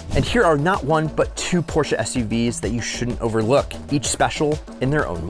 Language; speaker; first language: English; native; English